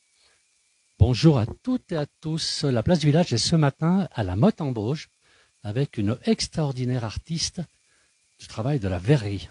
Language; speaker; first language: French; native; French